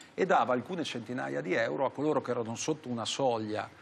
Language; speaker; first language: Italian; native; Italian